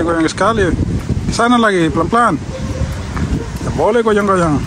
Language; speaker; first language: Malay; non-native, learner; Spanish